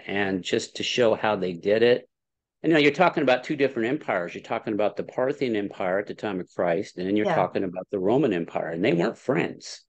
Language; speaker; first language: English; native; English